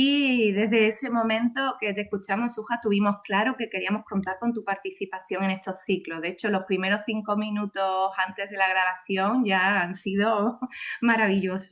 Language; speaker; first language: Spanish; native; Spanish